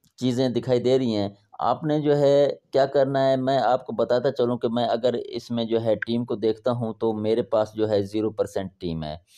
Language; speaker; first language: Urdu; non-native, local second language; Punjabi